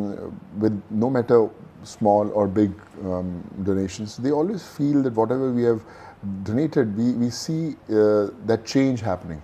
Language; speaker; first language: English; non-native, local second language; Punjabi